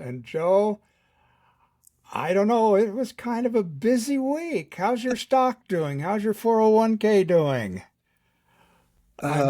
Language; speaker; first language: English; native; English